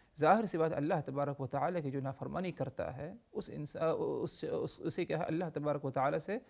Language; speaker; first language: Urdu; native; Urdu